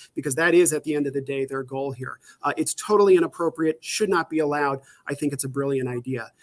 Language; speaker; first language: English; native; English